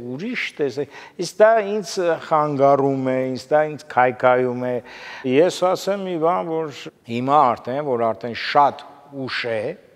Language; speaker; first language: Armenian; native; Armenian